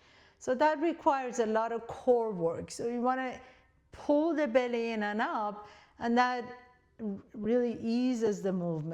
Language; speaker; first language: English; native; English